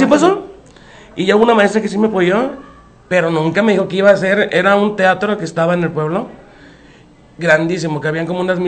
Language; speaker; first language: Spanish; native; Spanish